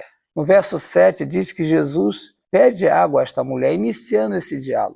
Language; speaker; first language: Portuguese; native; Portuguese